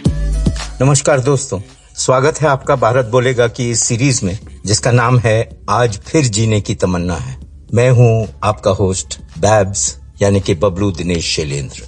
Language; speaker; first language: Hindi; native; Hindi